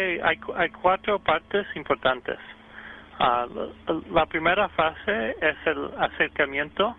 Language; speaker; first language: Spanish; early bilingual, heritage; English